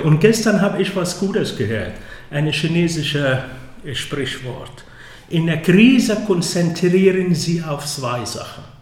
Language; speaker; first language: German; non-native, fluent; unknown